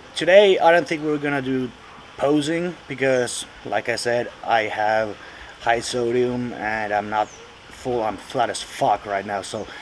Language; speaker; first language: English; non-native, fluent; Finnish